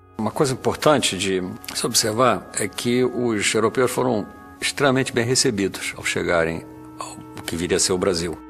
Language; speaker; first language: Portuguese; native; Portuguese